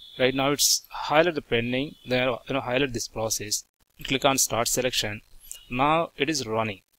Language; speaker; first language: English; non-native, local second language; Telugu